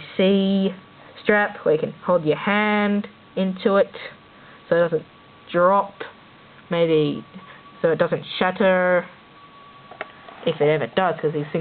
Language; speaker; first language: English; native; English